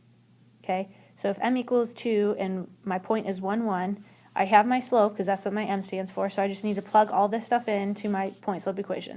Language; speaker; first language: English; native; English